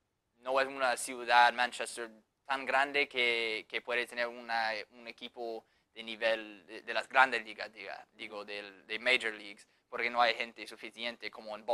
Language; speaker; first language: Spanish; non-native, fluent; English